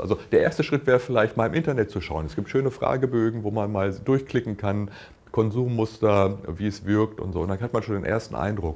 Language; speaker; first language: German; native; German